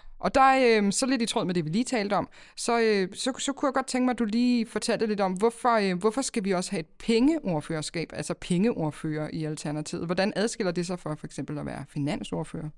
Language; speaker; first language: Danish; native; Danish